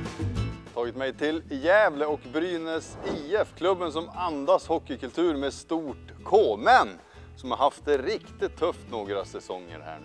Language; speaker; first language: Swedish; native; Swedish